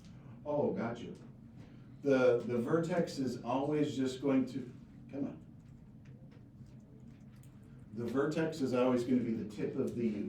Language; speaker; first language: English; native; English